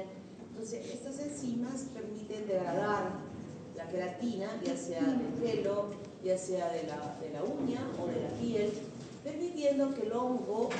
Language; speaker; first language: Spanish; native; Spanish